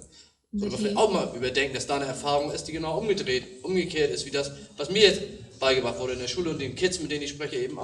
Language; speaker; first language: German; native; German